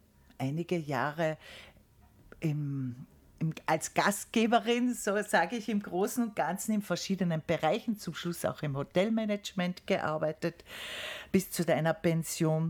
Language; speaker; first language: German; native; German